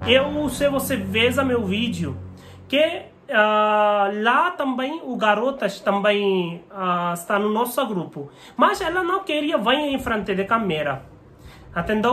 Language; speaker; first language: Portuguese; non-native, learner; Hindi